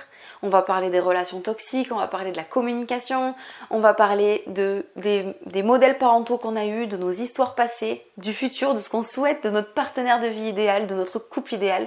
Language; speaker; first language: French; native; French